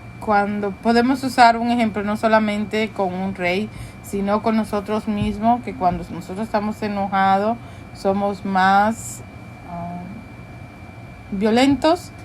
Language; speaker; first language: Spanish; early bilingual, heritage; Spanish